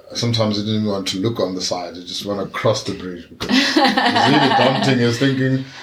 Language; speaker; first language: English; non-native, local second language; Tswana